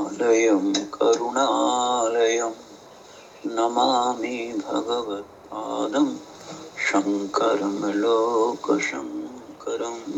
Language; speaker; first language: Hindi; native; Hindi